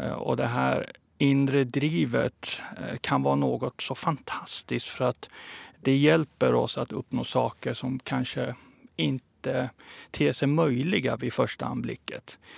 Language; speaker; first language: Swedish; early bilingual, other home language; Persian